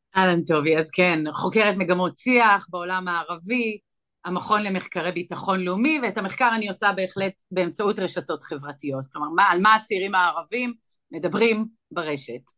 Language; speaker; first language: Hebrew; native; Hebrew